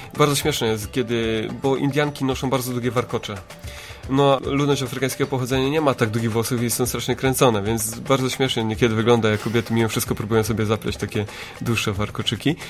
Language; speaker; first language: Polish; native; Polish